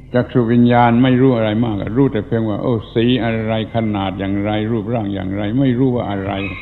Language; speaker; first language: Thai; native; Thai